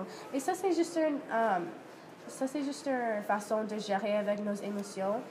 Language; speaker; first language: French; non-native, learner; English